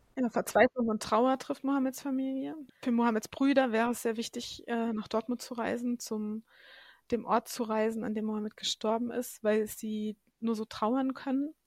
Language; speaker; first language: German; native; German